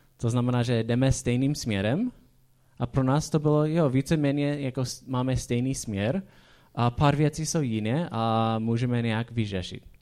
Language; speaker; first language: Czech; non-native, fluent; English